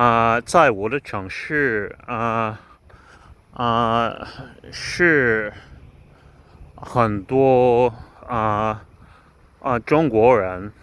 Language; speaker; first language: Chinese; non-native, learner; English